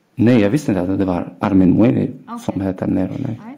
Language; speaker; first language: Swedish; non-native, learner; Arabic